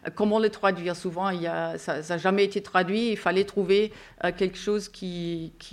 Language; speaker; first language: French; non-native, fluent; German